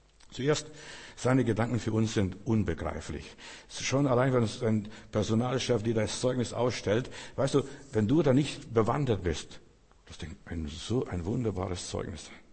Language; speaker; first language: German; non-native, fluent; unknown